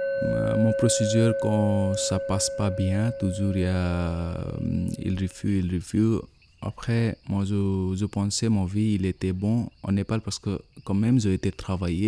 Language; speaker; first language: French; non-native, learner; Nepali